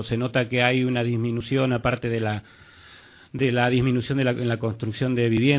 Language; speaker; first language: Spanish; native; Spanish